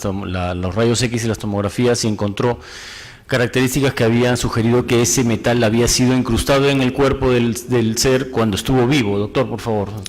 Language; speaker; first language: Spanish; native; Spanish